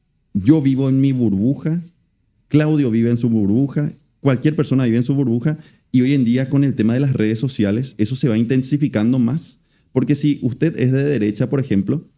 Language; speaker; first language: Spanish; native; Spanish